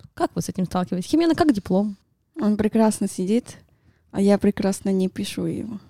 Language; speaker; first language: Russian; non-native, fluent; Spanish